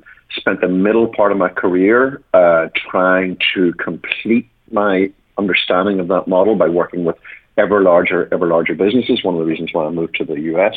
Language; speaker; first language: English; native; English